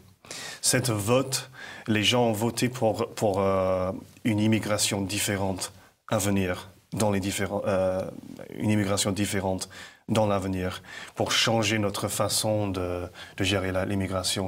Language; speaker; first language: French; non-native, fluent; English